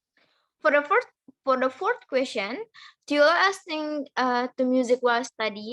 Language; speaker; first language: English; non-native, learner; Indonesian